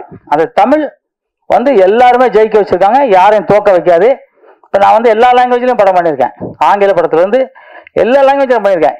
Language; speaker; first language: Tamil; native; Tamil